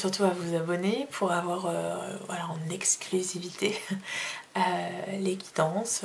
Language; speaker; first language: French; native; French